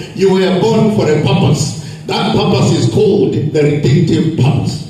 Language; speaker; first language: English; non-native, local second language; Swahili